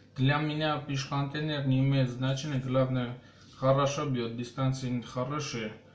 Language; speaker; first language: Russian; non-native, local second language; Armenian